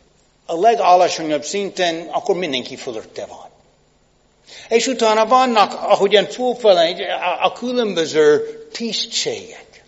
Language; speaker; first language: Hungarian; non-native, fluent; English